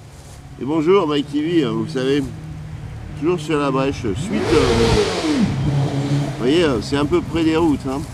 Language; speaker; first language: French; native; French